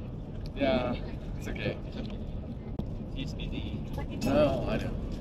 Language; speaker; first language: English; non-native, learner; Korean